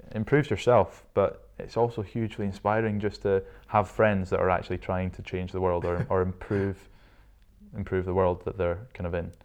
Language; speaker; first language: English; native; English